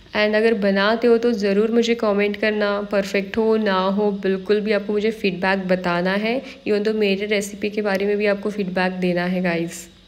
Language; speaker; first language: Hindi; non-native, local second language; Marathi